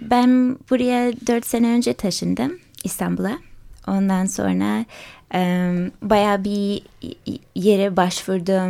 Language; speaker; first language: Turkish; early bilingual, heritage; English